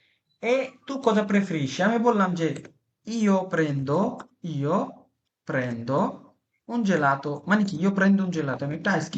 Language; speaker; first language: Italian; non-native, fluent; Bangla